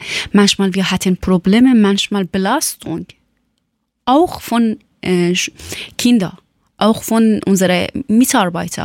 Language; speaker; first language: German; non-native, learner; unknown